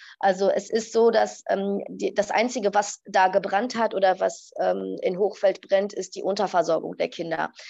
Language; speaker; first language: German; early bilingual, other home language; Arabic